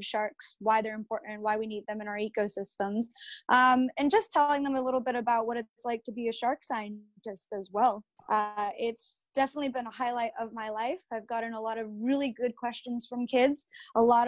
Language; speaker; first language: English; early bilingual, other home language; Spanish